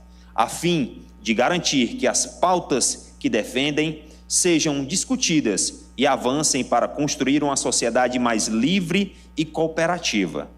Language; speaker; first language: Portuguese; native; Portuguese